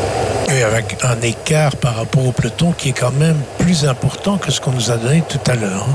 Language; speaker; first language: French; native; French